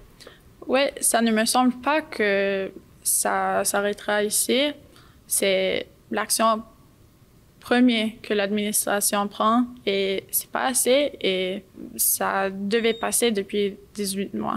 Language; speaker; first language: French; non-native, local second language; English